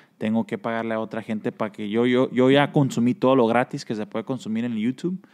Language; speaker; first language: Spanish; early bilingual, heritage; Spanish